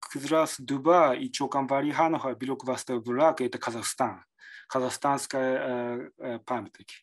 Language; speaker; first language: Russian; non-native, learner; Japanese